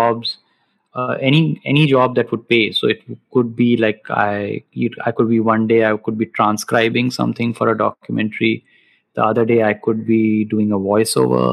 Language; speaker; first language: English; non-native, local second language; Hindi